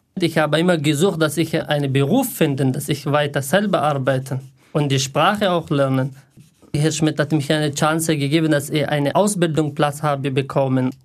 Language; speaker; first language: German; non-native, learner; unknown